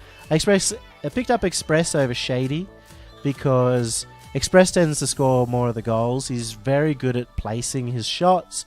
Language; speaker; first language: English; native; English